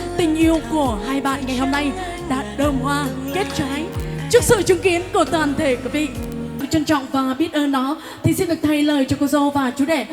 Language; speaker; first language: Vietnamese; non-native, local second language; Jarai